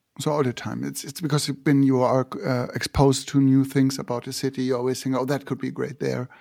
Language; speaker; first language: English; non-native, fluent; German